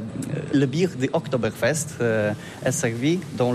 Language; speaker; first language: French; non-native, learner; Polish